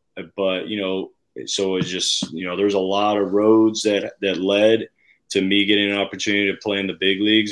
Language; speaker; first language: English; native; English